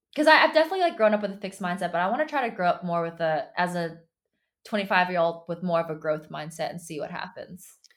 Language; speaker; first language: English; early bilingual, other home language; Chinese